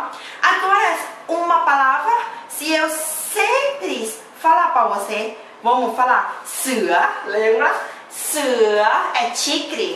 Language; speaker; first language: Portuguese; non-native, learner; Thai